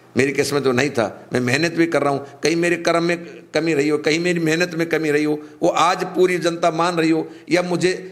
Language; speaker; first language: Hindi; native; Hindi